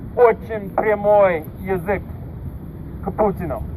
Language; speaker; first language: Russian; non-native, fluent; English